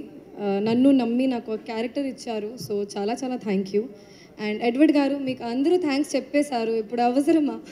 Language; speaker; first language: Telugu; non-native, learner; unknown